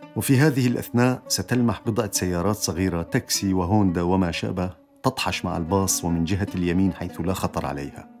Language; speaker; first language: Arabic; non-native, local second language; Kurdish